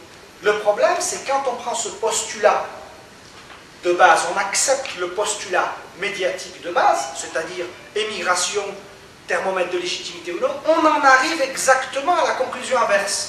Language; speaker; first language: French; native; French